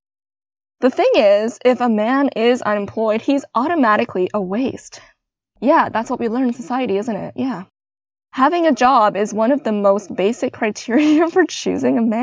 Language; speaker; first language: English; native; English